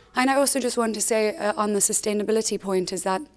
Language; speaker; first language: English; native; English